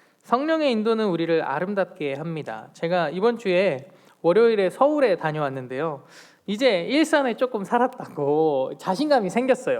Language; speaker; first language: Korean; native; Korean